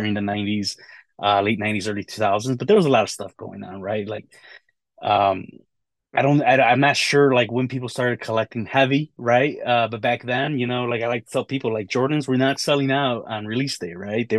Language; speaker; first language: English; native; English